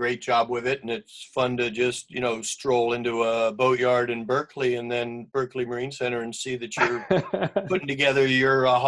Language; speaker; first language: English; native; English